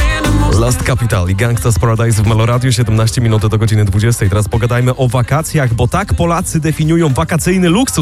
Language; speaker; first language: Polish; native; Polish